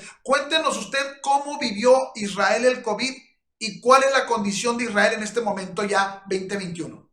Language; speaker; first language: Spanish; native; Spanish